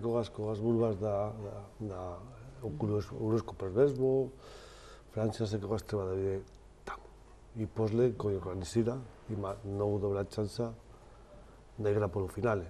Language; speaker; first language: Macedonian; non-native, learner; Spanish